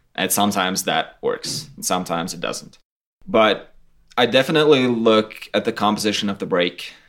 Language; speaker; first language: English; non-native, fluent; Latvian